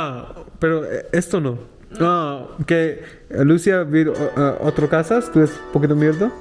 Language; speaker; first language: Spanish; non-native, learner; Hindi